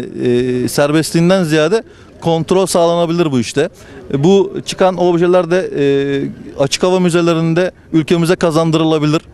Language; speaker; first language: Turkish; native; Turkish